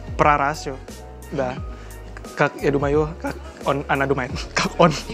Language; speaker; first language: Russian; non-native, learner; Indonesian